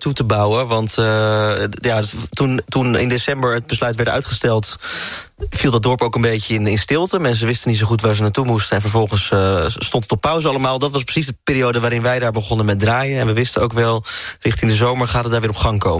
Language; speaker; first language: Dutch; native; Dutch